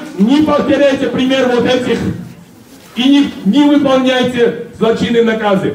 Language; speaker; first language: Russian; non-native, local second language; Georgian